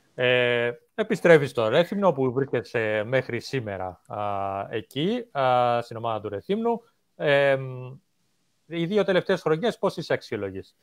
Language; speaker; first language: Greek; native; Greek